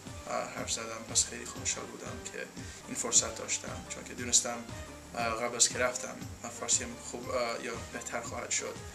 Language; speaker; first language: Persian; non-native, fluent; English